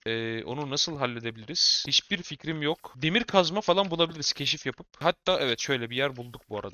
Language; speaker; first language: Turkish; native; Turkish